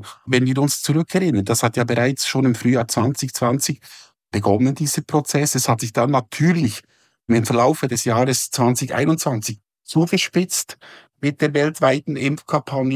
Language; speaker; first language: German; native; German